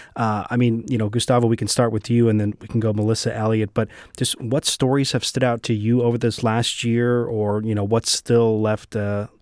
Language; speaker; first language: English; native; English